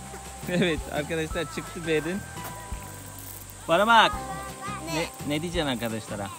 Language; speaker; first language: Turkish; native; Turkish